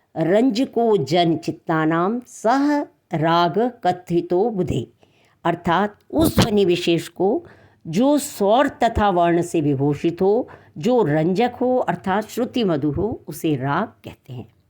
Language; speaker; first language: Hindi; native; Hindi